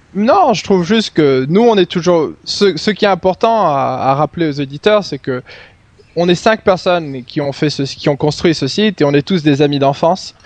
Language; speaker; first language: French; non-native, fluent; Swedish